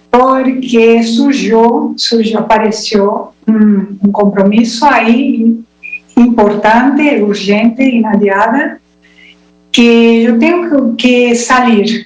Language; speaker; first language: Spanish; non-native, learner; Portuguese